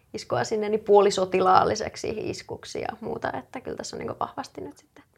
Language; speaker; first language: Finnish; native; Finnish